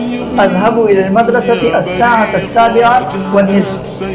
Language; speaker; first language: Arabic; non-native, learner; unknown